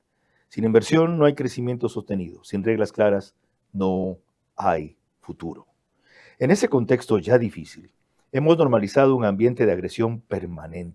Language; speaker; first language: Spanish; native; Spanish